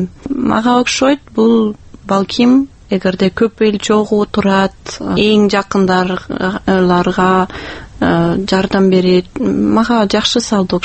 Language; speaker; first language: Kyrgyz; non-native, fluent; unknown